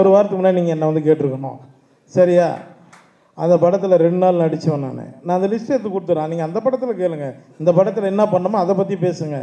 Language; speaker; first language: Tamil; native; Tamil